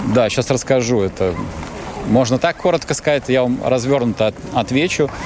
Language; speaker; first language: Russian; native; Russian